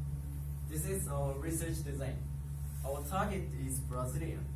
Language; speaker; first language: English; non-native, learner; Japanese